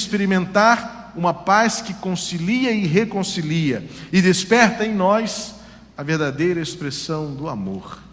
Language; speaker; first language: Portuguese; native; Portuguese